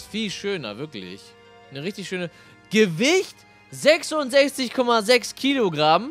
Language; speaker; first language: German; native; German